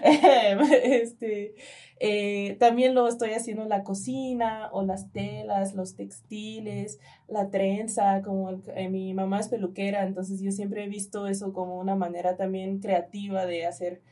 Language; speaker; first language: Spanish; early bilingual, heritage; Spanish